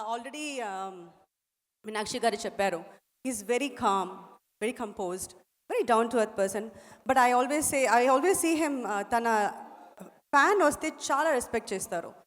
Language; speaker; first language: Telugu; non-native, fluent; Tamil